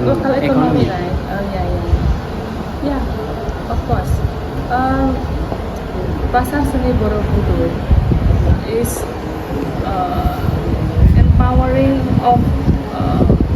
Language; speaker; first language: English; non-native, learner; Indonesian